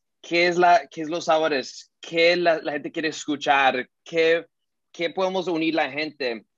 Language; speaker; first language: Spanish; early bilingual, heritage; Spanish